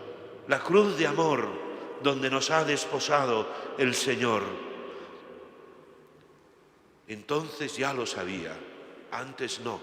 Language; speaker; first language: Spanish; native; Spanish